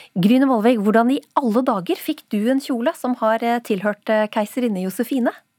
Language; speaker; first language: Norwegian; native; Norwegian